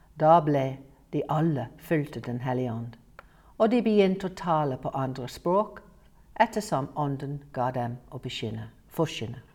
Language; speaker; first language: Norwegian; non-native, fluent; English